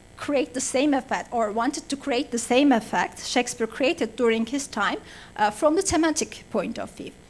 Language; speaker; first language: English; non-native, fluent; Turkish